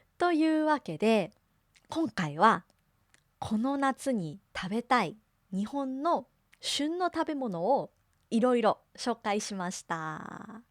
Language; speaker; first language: Japanese; native; Japanese